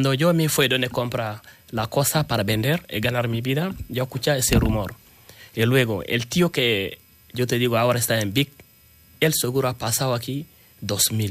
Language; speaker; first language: Spanish; non-native, learner; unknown